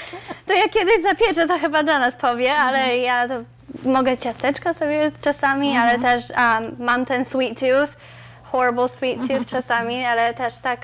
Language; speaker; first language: Polish; early bilingual, other home language; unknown